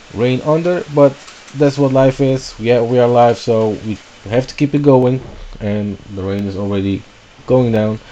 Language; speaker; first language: English; non-native, fluent; Dutch